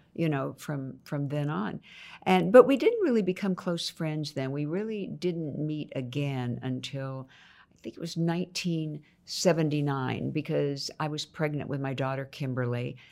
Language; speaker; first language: English; native; English